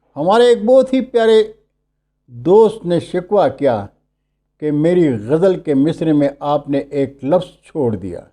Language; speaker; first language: Urdu; non-native, local second language; Pashto